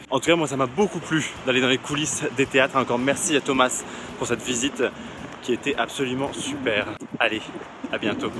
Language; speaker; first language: French; native; French